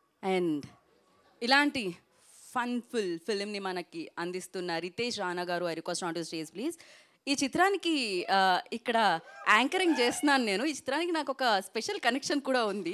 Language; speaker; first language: Telugu; native; Telugu